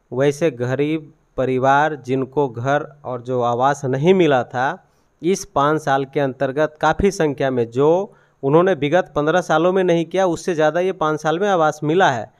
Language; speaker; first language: Hindi; native; Hindi